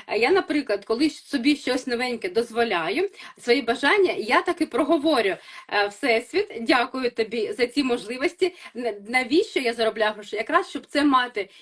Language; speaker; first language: Ukrainian; native; Ukrainian